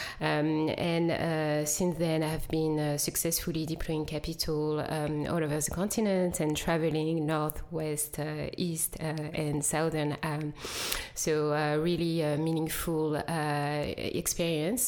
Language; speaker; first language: English; non-native, fluent; French